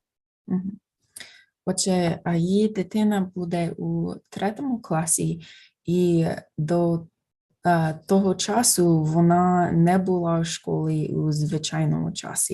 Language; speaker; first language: Ukrainian; non-native, fluent; English